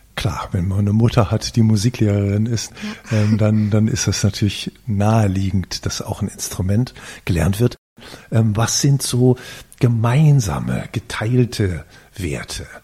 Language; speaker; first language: German; native; German